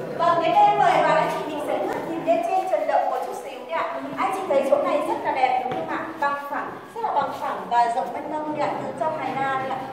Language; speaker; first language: Vietnamese; non-native, local second language; Tày